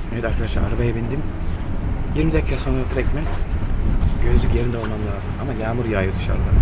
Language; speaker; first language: Turkish; early bilingual, heritage; Turkish